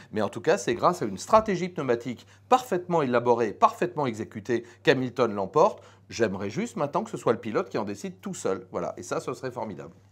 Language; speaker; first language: French; native; French